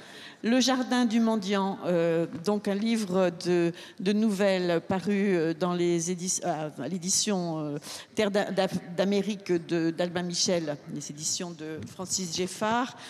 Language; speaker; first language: French; native; French